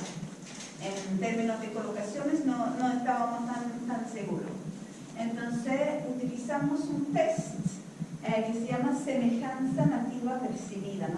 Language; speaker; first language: Spanish; non-native, fluent; Swedish